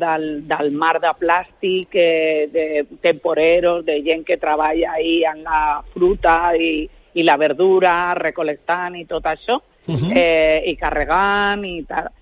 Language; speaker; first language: Catalan; non-native, local second language; Spanish